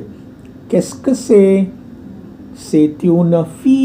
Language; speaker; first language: French; non-native, fluent; Hindi